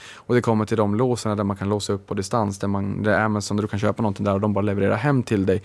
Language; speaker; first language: Swedish; native; Swedish